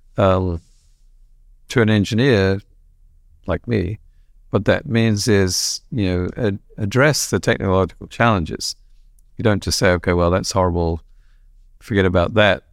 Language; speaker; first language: English; native; English